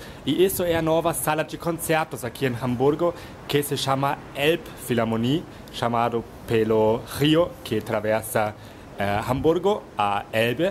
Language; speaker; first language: Portuguese; non-native, fluent; German